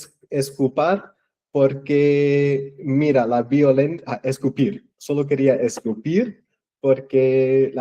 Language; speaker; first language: Spanish; non-native, fluent; English